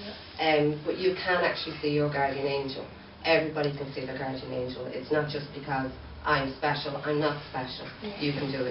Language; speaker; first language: English; native; English